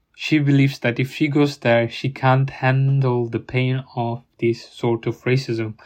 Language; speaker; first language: English; non-native, fluent; Italian